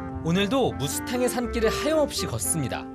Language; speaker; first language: Korean; native; Korean